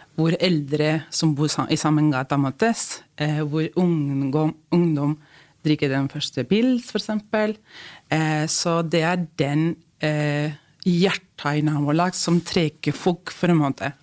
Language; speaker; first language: Norwegian; non-native, fluent; Spanish